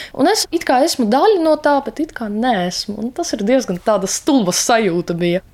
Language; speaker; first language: Latvian; non-native, local second language; Russian